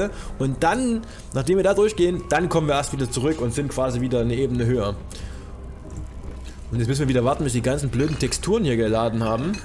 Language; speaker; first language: German; native; German